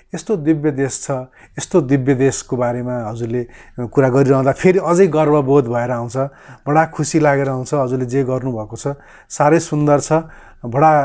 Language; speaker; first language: Nepali; native; Nepali